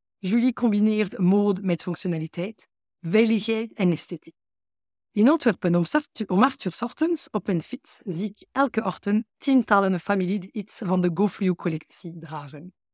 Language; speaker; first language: Dutch; non-native, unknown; French